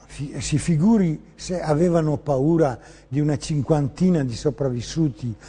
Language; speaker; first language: Italian; native; Italian